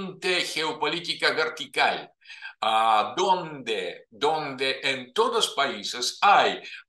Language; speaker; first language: Spanish; non-native, fluent; Russian